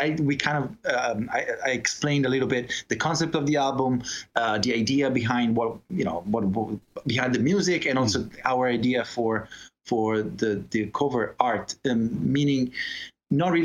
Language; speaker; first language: English; non-native, fluent; Italian